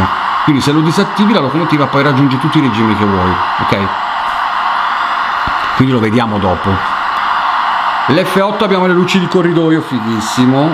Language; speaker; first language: Italian; native; Italian